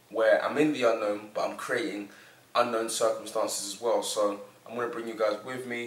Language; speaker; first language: English; native; English